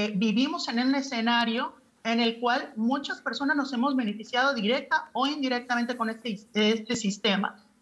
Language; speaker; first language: Spanish; native; Spanish